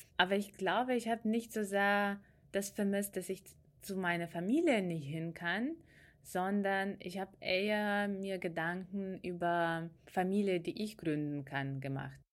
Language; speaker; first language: German; non-native, fluent; Ukrainian